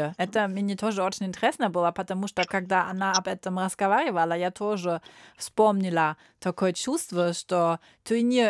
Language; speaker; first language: Russian; non-native, learner; German